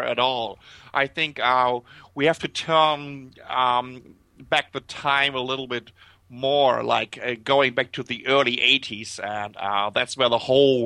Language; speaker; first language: English; non-native, fluent; German